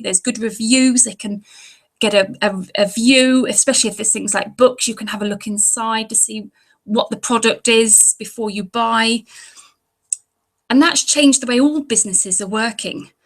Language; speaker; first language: English; native; English